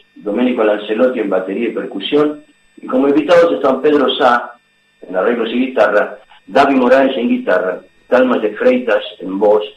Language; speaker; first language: Spanish; native; Spanish